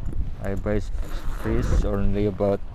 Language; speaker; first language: English; non-native, learner; Indonesian